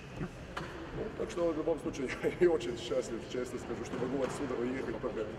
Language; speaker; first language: Russian; native; Russian